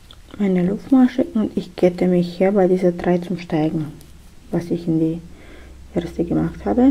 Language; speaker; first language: German; non-native, fluent; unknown